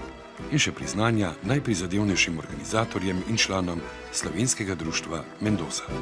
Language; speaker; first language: Slovenian; native; Slovenian